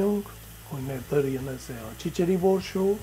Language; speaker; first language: Hungarian; non-native, fluent; Spanish